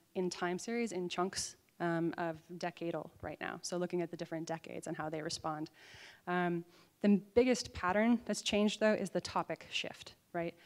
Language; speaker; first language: English; native; English